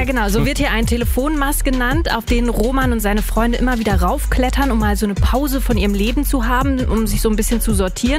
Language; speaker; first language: German; native; German